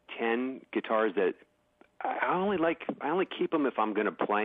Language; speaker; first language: English; native; English